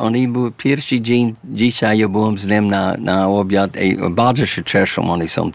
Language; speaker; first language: Polish; early bilingual, heritage; English